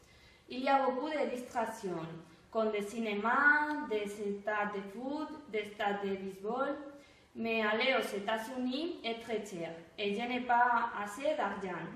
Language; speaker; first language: French; non-native, learner; Spanish